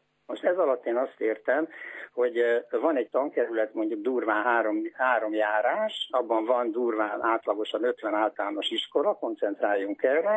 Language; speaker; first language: Hungarian; native; Hungarian